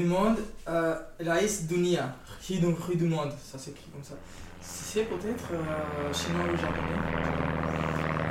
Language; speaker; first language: French; non-native, learner; Urdu